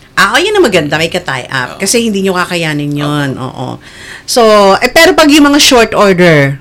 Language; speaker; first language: Filipino; native; Filipino